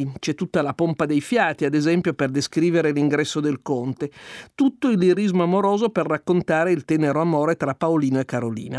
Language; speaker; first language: Italian; native; Italian